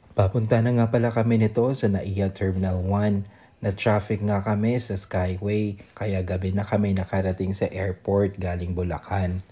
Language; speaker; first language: Filipino; native; Filipino